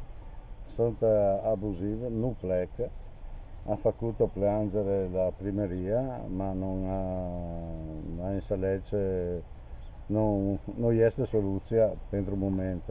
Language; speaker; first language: Romanian; non-native, learner; Italian